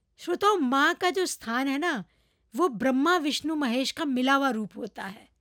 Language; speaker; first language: Hindi; non-native, local second language; Morisyen